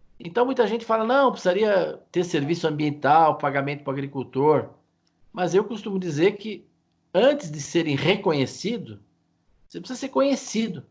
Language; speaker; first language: Portuguese; native; Portuguese